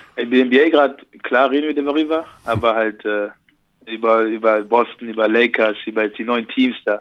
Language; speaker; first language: German; early bilingual, other home language; French